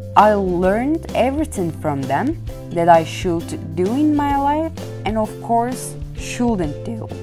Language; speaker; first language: English; non-native, fluent; Turkish